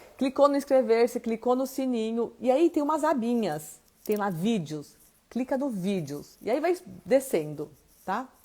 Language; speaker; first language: Portuguese; native; Portuguese